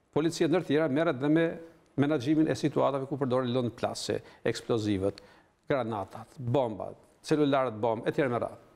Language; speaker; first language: Albanian; native; Albanian